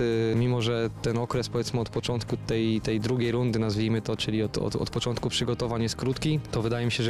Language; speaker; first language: Polish; native; Polish